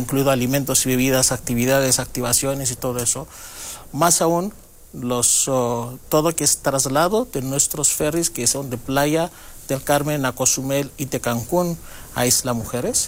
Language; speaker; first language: Spanish; non-native, fluent; Greek